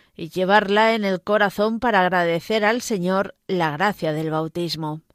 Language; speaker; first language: Spanish; non-native, fluent; French